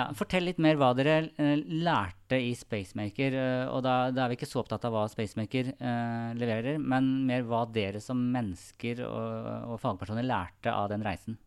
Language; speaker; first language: Norwegian; native; Norwegian